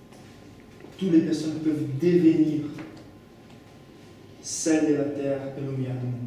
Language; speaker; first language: French; non-native, fluent; Portuguese